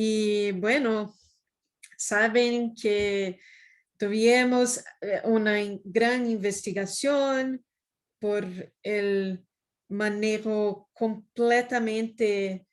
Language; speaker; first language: Spanish; non-native, fluent; Portuguese